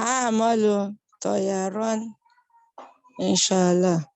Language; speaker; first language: Arabic; non-native, learner; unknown